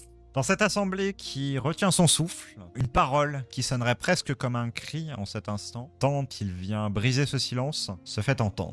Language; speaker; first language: French; native; French